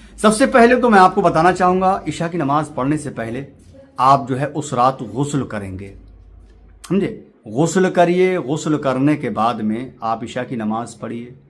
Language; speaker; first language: Urdu; native; Urdu